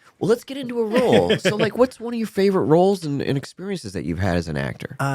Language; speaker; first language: English; native; English